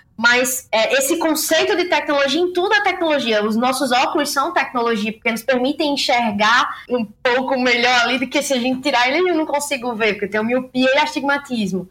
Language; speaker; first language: Portuguese; native; Portuguese